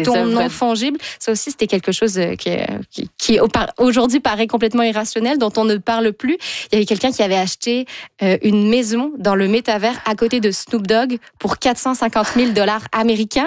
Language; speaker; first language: French; native; French